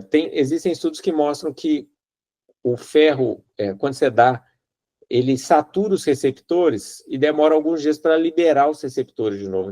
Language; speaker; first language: Portuguese; native; Portuguese